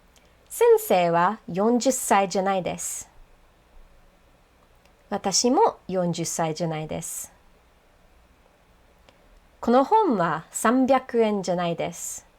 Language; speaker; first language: Japanese; non-native, fluent; English